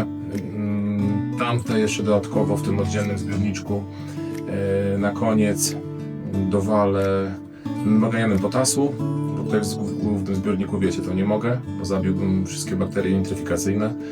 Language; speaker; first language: Polish; native; Polish